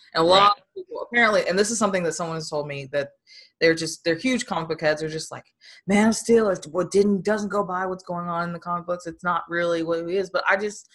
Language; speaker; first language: English; native; English